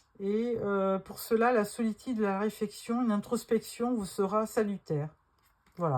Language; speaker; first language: French; native; French